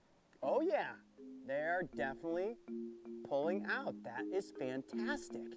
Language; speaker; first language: English; native; English